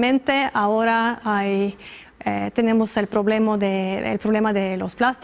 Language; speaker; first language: Spanish; non-native, fluent; Norwegian